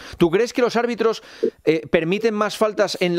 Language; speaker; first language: Spanish; native; Spanish